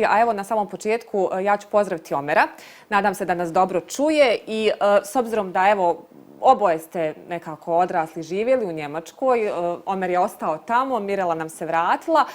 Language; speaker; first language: Bosnian; native; Bosnian